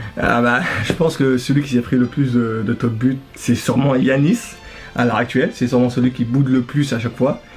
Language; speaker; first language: French; early bilingual, other home language; Arabic